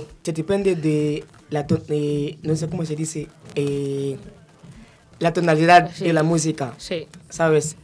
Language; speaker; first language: Spanish; non-native, fluent; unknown